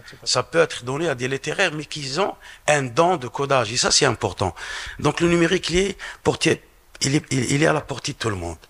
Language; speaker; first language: French; non-native, local second language; Arabic